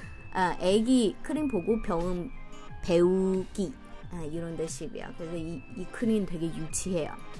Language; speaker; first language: Korean; non-native, fluent; Chinese